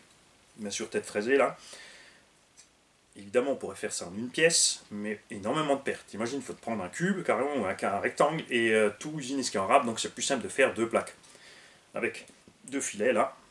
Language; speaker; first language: French; native; French